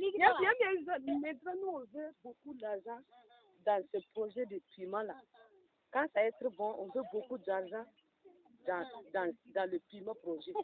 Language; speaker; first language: French; non-native, learner; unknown